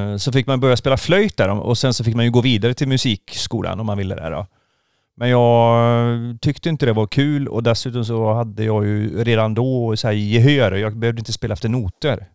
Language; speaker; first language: Swedish; native; Swedish